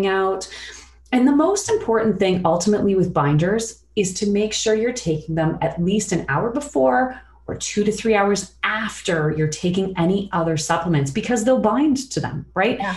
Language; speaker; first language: English; native; English